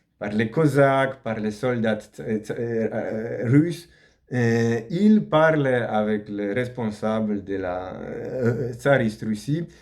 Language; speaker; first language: French; non-native, learner; Polish